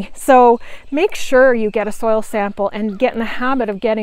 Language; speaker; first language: English; native; English